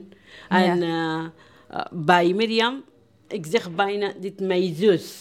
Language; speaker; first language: Dutch; non-native, learner; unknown